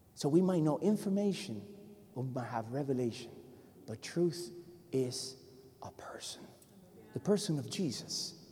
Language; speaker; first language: English; non-native, fluent; Spanish